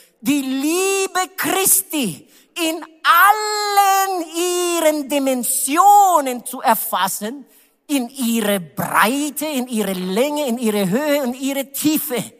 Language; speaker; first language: German; non-native, learner; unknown